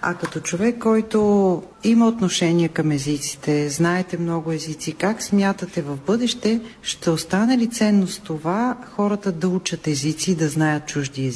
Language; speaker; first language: Bulgarian; native; Bulgarian